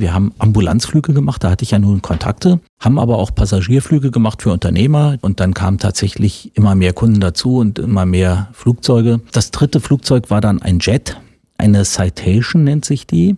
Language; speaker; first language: German; native; German